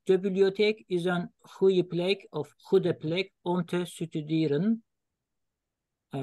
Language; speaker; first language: Dutch; non-native, learner; Turkish